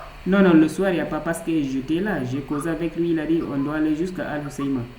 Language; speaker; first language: French; non-native, fluent; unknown